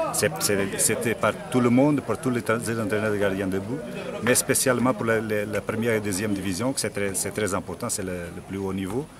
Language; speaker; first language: French; non-native, fluent; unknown